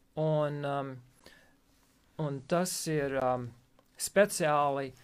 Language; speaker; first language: Latvian; non-native, fluent; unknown